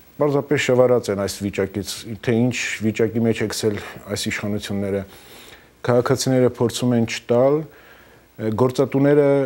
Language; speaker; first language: Armenian; early bilingual, heritage; Armenian